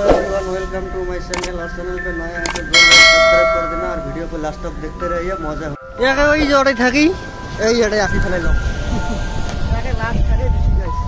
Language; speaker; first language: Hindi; non-native, local second language; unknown